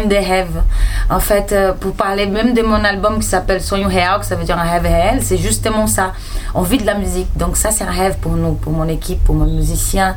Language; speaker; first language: French; non-native, fluent; Portuguese